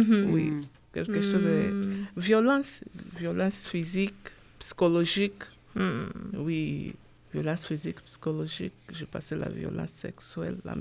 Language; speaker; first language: French; non-native, learner; Portuguese